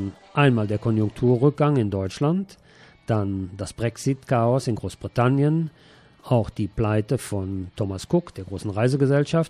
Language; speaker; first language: German; native; German